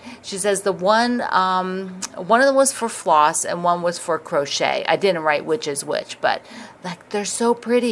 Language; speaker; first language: English; native; English